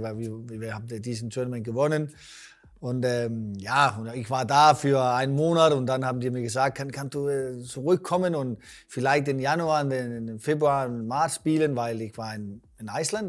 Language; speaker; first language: German; non-native, learner; Danish